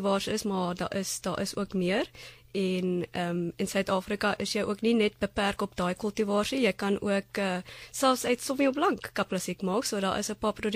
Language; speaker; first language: Afrikaans; non-native, fluent; German